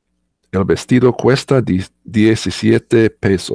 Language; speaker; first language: Spanish; non-native, learner; English